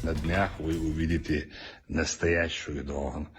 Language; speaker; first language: Russian; non-native, local second language; Chechen